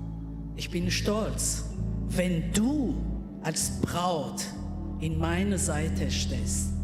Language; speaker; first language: German; non-native, learner; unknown